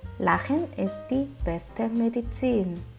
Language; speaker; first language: German; non-native, fluent; Korean